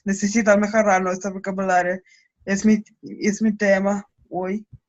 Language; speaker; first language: Spanish; non-native, learner; Russian